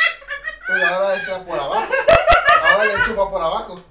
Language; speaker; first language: Spanish; native; Spanish